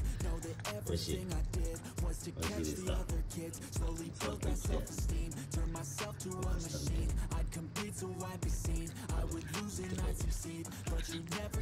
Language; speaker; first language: Japanese; native; Japanese